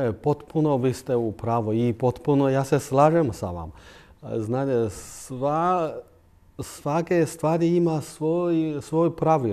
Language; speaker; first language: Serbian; non-native, fluent; Chinese